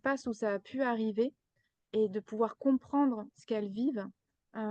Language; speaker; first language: French; native; French